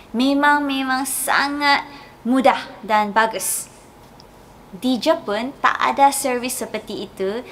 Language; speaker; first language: Malay; native; Malay